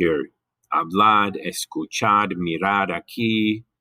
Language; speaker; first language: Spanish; non-native, fluent; English